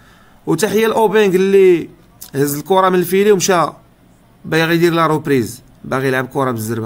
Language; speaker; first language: Arabic; native; Arabic